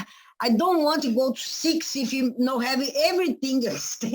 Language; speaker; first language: English; non-native, learner; Portuguese